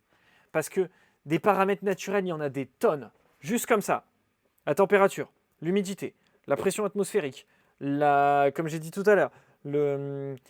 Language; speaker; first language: French; native; French